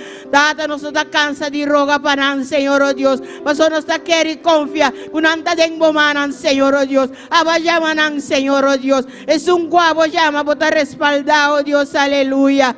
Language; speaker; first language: Spanish; non-native, learner; Papiamento